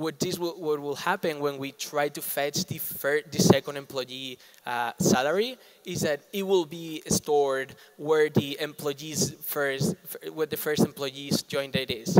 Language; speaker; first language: English; non-native, fluent; Spanish